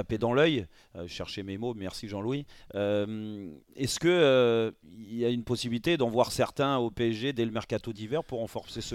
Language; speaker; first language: French; native; French